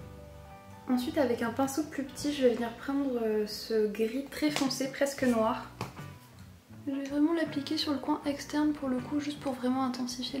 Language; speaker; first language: French; native; French